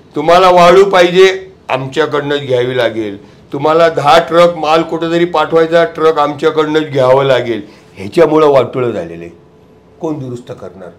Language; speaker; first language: Marathi; non-native, local second language; Gujarati